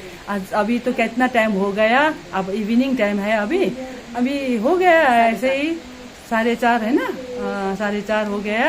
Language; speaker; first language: Hindi; non-native, local second language; Nepali